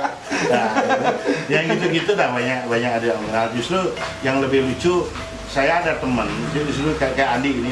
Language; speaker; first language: Indonesian; non-native, local second language; Balinese